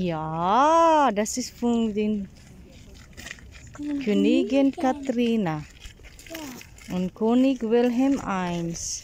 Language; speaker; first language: German; non-native, learner; Filipino